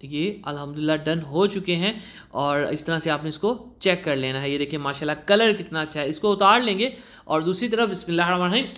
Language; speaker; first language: Urdu; native; Urdu